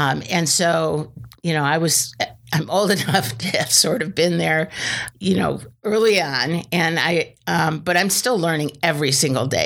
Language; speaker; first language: English; native; English